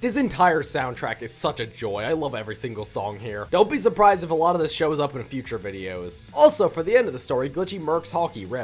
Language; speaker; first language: English; native; English